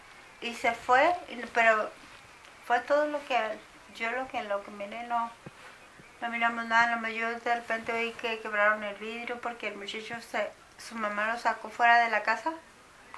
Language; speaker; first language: Spanish; native; Spanish